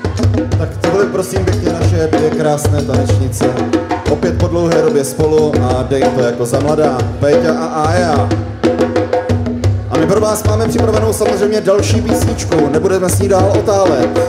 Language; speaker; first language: Czech; native; Czech